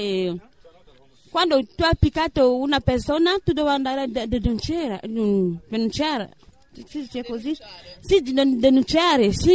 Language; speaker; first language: Italian; non-native, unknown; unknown